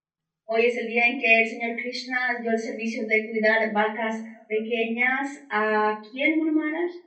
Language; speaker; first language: Spanish; native; Spanish